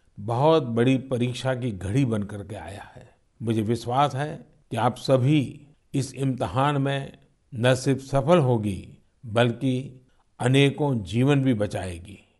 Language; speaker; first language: Hindi; non-native, local second language; Gujarati